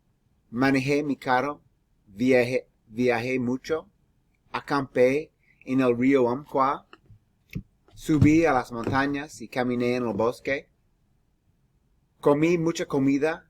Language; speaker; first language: Spanish; non-native, fluent; English